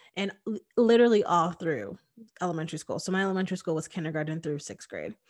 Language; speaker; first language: English; native; English